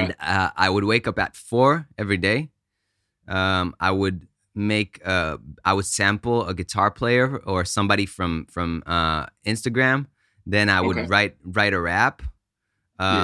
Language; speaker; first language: English; non-native, fluent; Hebrew